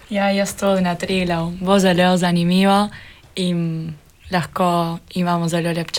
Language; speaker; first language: Slovenian; early bilingual, heritage; Spanish